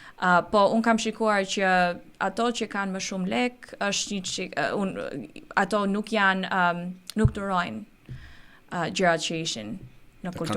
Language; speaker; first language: Albanian; early bilingual, heritage; Albanian